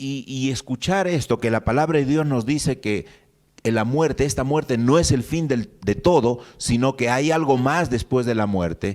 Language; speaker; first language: Spanish; native; Spanish